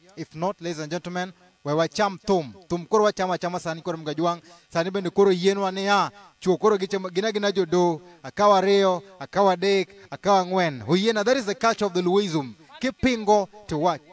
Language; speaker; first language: English; non-native, local second language; Luo (Kenya and Tanzania)